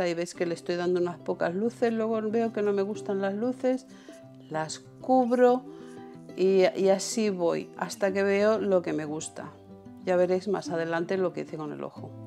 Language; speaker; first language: Spanish; native; Spanish